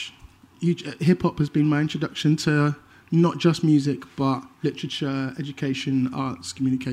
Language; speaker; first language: English; native; English